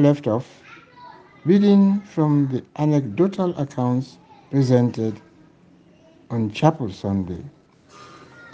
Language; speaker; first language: English; non-native, local second language; Krio